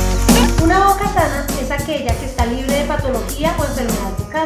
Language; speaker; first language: Spanish; native; Spanish